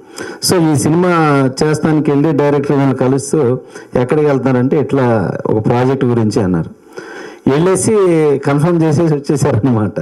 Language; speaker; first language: Telugu; native; Telugu